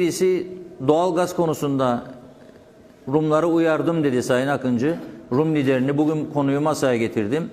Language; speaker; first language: Turkish; native; Turkish